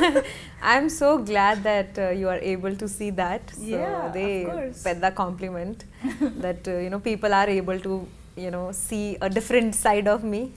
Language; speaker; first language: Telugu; non-native, learner; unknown